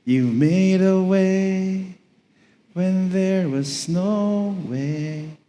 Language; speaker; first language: English; non-native, local second language; Filipino